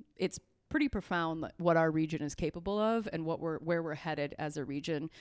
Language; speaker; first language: English; native; English